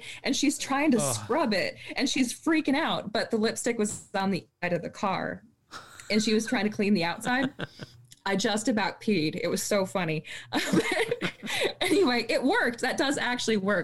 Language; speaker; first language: English; native; English